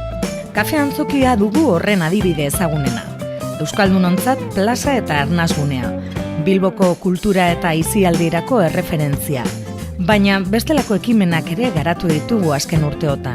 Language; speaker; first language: Basque; native; Basque